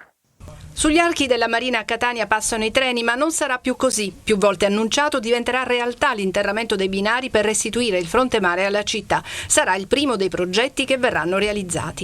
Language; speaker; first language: Italian; native; Italian